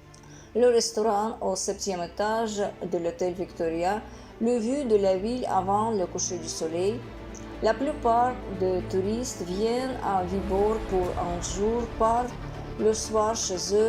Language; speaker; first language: French; non-native, fluent; Russian